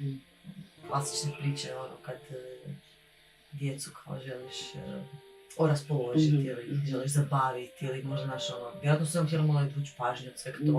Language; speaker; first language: Bosnian; native; Bosnian